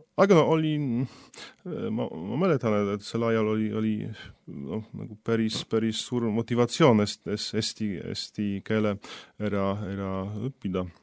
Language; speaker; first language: Estonian; non-native, fluent; Polish